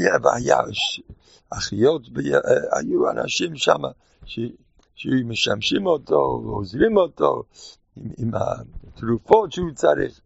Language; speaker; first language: Hebrew; non-native, fluent; English